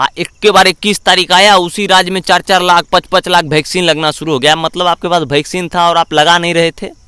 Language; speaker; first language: Hindi; native; Hindi